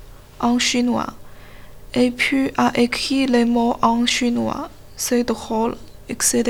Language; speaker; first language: French; non-native, learner; Chinese